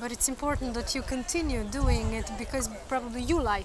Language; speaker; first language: English; non-native, fluent; Slovenian